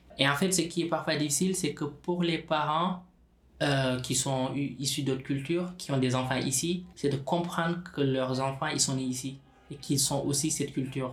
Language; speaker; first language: French; non-native, local second language; Wolof